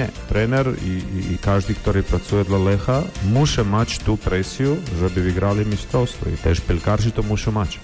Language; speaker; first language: Polish; non-native, learner; Croatian